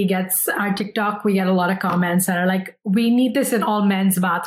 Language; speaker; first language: English; non-native, local second language; Hindi